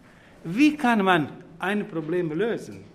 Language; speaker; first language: German; non-native, fluent; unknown